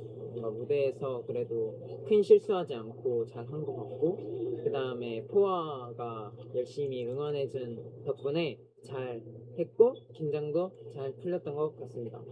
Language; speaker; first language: Korean; non-native, fluent; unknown